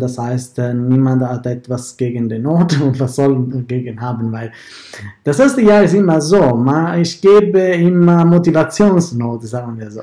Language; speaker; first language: German; non-native, fluent; Italian